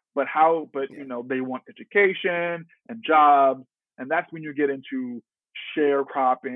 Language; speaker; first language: English; native; English